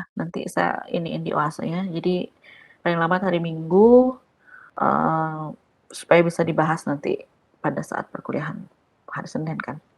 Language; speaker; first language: Indonesian; native; Indonesian